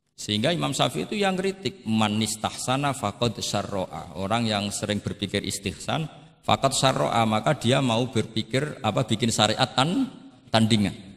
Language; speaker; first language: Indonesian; non-native, local second language; Javanese